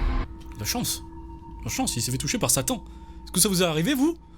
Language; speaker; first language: French; native; French